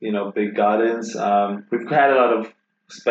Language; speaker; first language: English; non-native, fluent; Polish